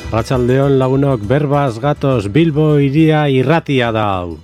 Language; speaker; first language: Basque; native; Basque